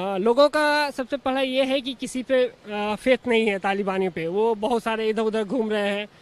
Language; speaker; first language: Hindi; native; Hindi